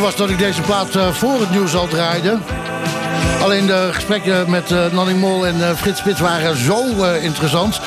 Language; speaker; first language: Dutch; native; Dutch